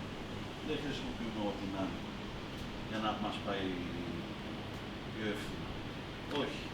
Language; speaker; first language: Greek; non-native, learner; Persian